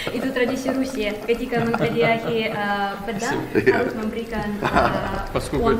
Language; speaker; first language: Indonesian; non-native, fluent; Russian